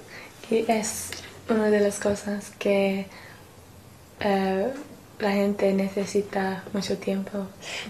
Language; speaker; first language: Spanish; non-native, learner; English